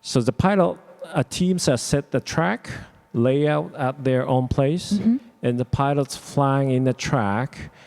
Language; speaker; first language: English; non-native, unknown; Japanese